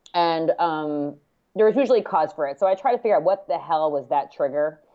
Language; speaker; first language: English; native; English